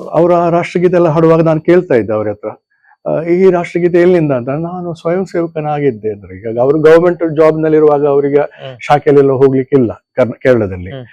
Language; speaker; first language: Kannada; non-native, local second language; Konkani